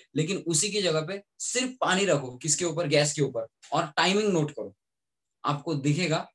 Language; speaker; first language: Hindi; native; Hindi